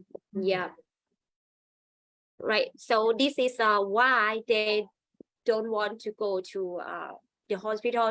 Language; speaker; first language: English; non-native, learner; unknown